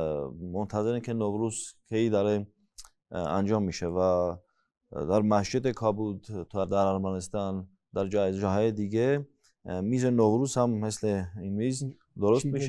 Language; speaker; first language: Persian; non-native, fluent; Armenian